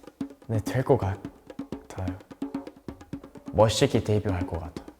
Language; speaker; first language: Korean; non-native, learner; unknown